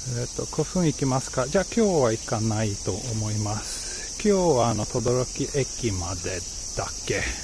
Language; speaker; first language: Japanese; non-native, learner; English